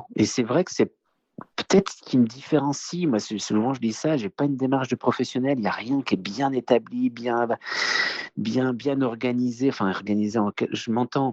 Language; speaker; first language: French; native; French